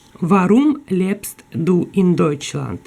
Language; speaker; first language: German; non-native, fluent; Ukrainian